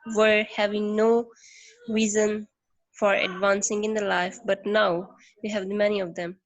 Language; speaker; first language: English; non-native, local second language; Urdu